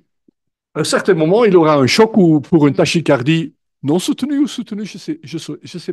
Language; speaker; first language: French; non-native, local second language; Dutch